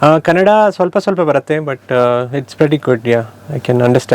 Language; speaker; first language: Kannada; non-native, learner; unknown